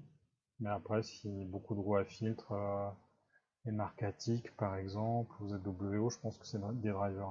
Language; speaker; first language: French; native; French